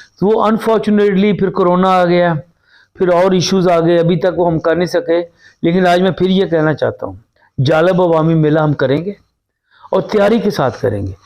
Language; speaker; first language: Urdu; non-native, local second language; Punjabi